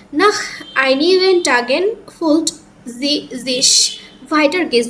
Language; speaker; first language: German; non-native, learner; Bangla